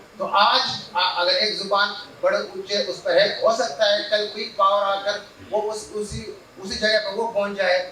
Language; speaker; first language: Urdu; non-native, local second language; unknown